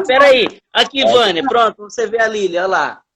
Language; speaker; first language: Portuguese; native; Portuguese